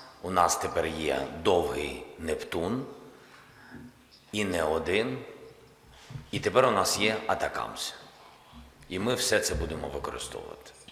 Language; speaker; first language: Ukrainian; non-native, local second language; Russian